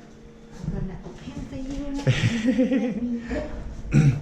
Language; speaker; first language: English; non-native, learner; Thai